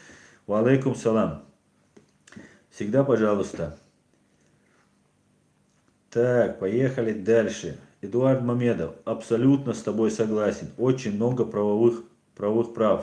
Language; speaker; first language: Russian; non-native, local second language; Chechen